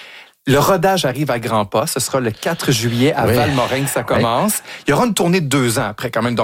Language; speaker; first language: French; native; French